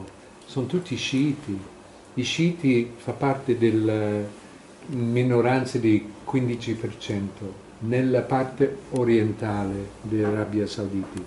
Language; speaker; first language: Italian; non-native, fluent; English